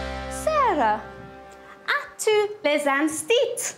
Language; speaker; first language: French; non-native, learner; English